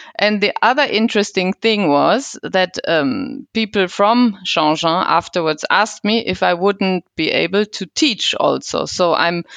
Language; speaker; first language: English; non-native, fluent; German